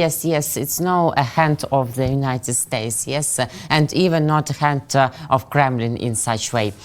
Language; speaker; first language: English; non-native, fluent; Russian